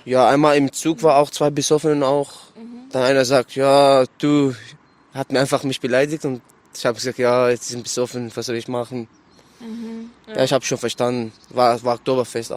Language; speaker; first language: German; non-native, learner; Arabic